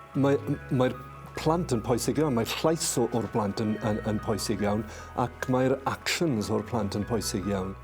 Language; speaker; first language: Welsh; non-native, local second language; English